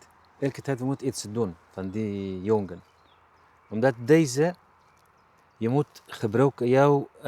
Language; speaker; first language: Dutch; non-native, learner; Arabic